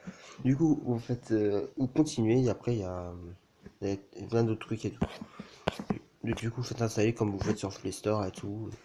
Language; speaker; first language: French; native; French